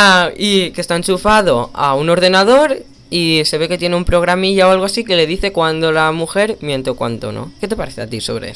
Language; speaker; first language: Spanish; native; Spanish